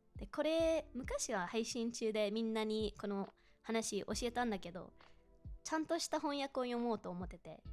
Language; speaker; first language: Japanese; non-native, fluent; English